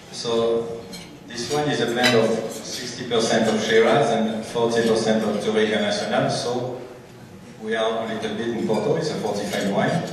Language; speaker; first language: English; non-native, fluent; French